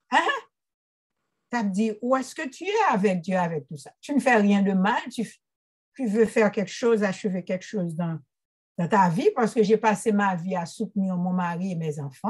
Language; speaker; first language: French; non-native, local second language; Haitian Creole